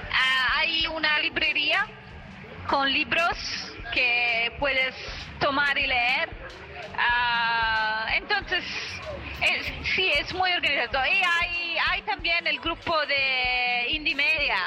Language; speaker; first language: Spanish; non-native, fluent; Italian